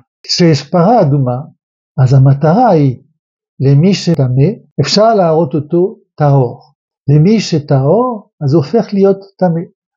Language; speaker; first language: Hebrew; non-native, fluent; French